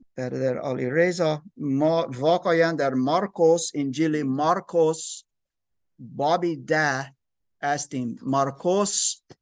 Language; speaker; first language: Persian; non-native, learner; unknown